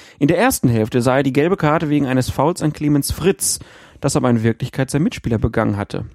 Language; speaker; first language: German; native; German